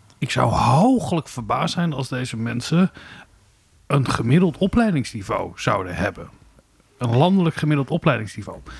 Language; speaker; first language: Dutch; native; Dutch